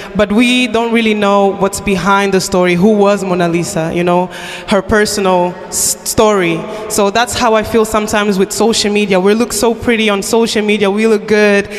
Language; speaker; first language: English; non-native, fluent; Portuguese